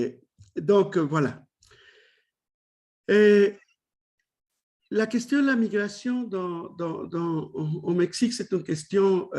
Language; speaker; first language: French; non-native, fluent; Spanish